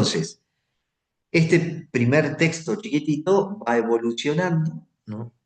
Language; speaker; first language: Spanish; native; Spanish